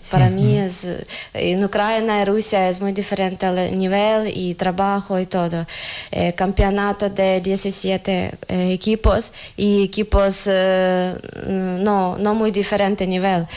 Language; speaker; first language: Spanish; non-native, learner; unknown